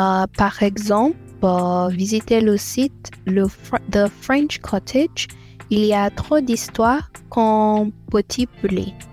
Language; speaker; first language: French; non-native, learner; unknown